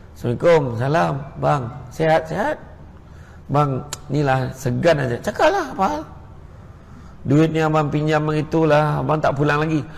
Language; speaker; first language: Malay; native; Malay